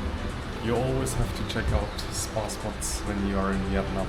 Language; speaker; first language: English; non-native, fluent; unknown